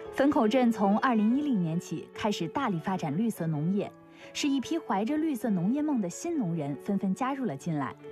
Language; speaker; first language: Chinese; native; Chinese